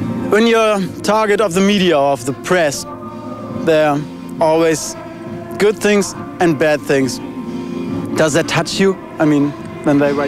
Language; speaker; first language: English; non-native, fluent; German